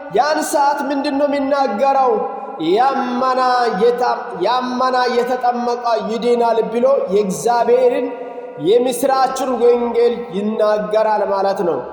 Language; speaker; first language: Amharic; non-native, local second language; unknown